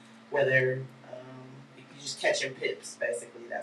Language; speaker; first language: English; native; English